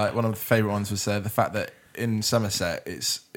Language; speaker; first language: English; native; English